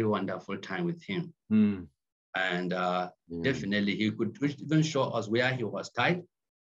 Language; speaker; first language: English; non-native, local second language; Hausa